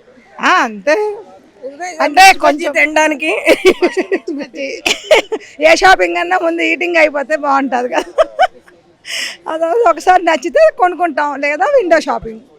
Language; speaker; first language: Telugu; native; Telugu